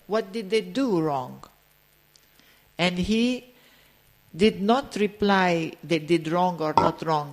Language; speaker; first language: English; early bilingual, other home language; Greek